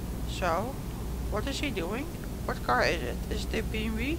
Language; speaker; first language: English; non-native, learner; Dutch